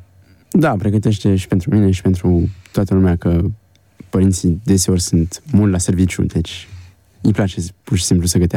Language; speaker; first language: Romanian; early bilingual, heritage; Romanian